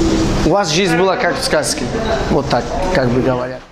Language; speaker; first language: Russian; non-native, fluent; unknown